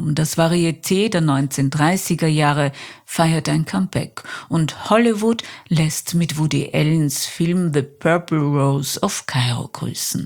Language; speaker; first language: German; native; German